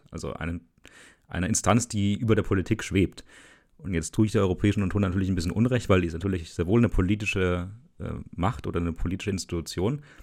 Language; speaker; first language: German; native; German